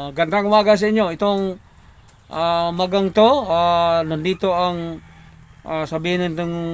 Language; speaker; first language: Filipino; non-native, local second language; Cebuano